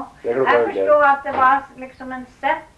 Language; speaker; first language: Norwegian; early bilingual, heritage; Norwegian